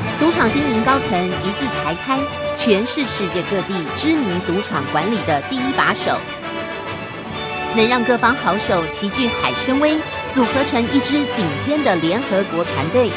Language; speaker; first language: Chinese; native; Chinese